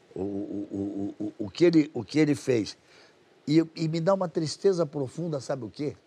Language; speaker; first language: Portuguese; native; Portuguese